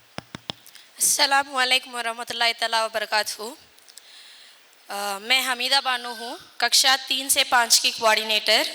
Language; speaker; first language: Hindi; non-native, local second language; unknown